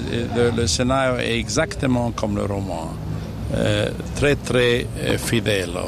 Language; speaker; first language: French; non-native, fluent; German